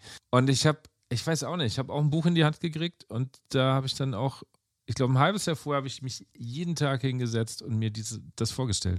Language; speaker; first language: German; native; German